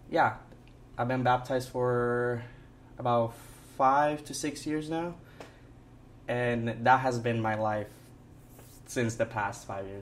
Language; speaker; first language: English; non-native, fluent; Spanish